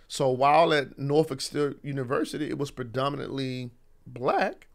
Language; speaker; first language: English; native; English